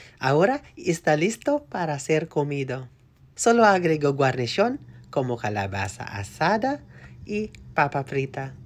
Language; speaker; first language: Spanish; non-native, learner; Filipino